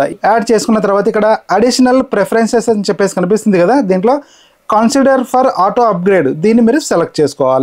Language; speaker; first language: Telugu; native; Telugu